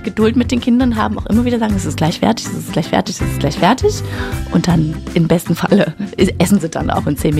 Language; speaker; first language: German; native; German